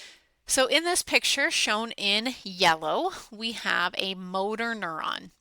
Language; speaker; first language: English; native; English